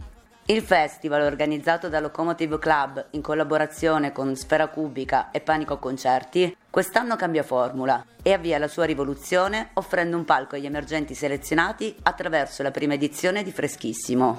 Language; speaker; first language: Italian; native; Italian